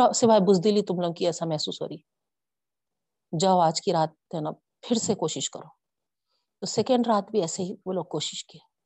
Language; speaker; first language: Urdu; native; Urdu